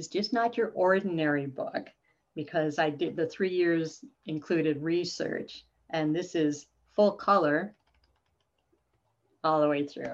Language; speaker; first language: English; native; English